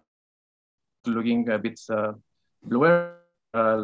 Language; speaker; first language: English; non-native, fluent; Greek